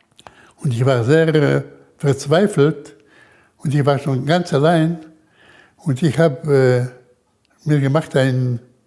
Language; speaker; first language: German; early bilingual, heritage; German